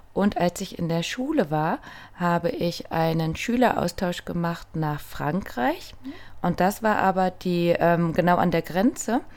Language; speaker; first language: German; native; German